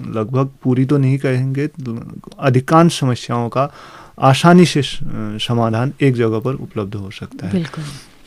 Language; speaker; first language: Hindi; native; Hindi